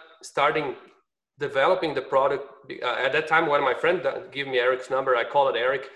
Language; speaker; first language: English; non-native, fluent; Portuguese